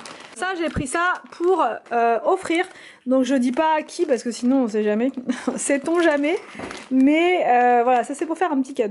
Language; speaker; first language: French; native; French